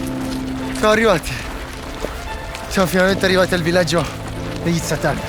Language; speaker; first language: Italian; native; Italian